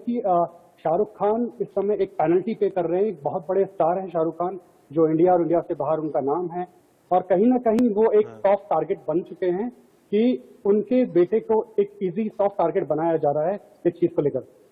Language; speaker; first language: Hindi; native; Hindi